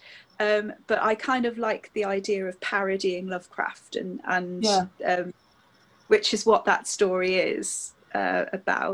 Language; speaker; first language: English; native; English